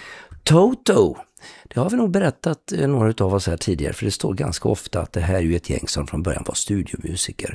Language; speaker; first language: Swedish; native; Swedish